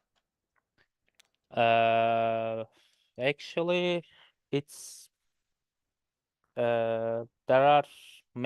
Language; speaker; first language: English; non-native, learner; Turkish